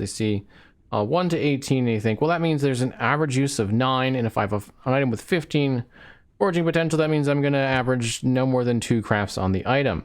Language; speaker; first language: English; native; English